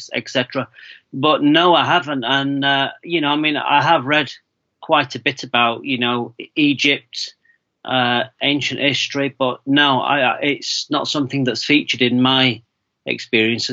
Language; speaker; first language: English; native; English